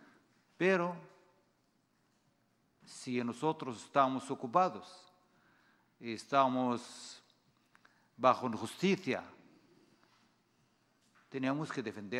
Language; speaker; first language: Spanish; non-native, fluent; Arabic